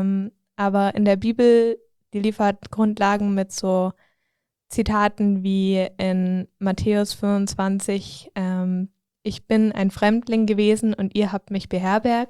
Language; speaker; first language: German; native; German